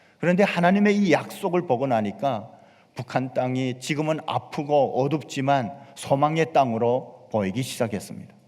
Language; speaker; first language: Korean; native; Korean